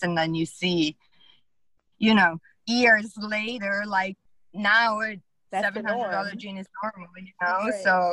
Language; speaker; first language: English; non-native, fluent; Italian